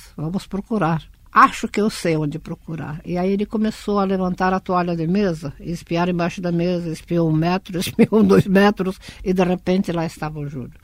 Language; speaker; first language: Portuguese; early bilingual, other home language; Russian